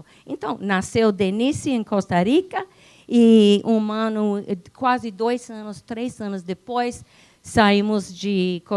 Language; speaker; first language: Portuguese; non-native, fluent; English